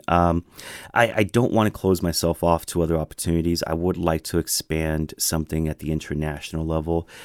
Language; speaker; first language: English; early bilingual, other home language; Spanish